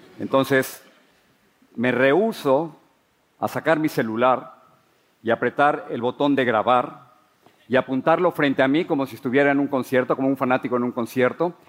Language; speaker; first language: Spanish; native; Spanish